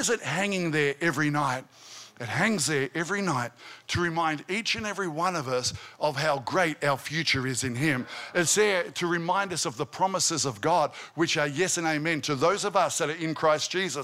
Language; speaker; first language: English; native; English